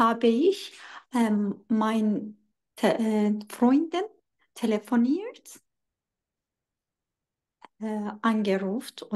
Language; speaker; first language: German; non-native, learner; Turkish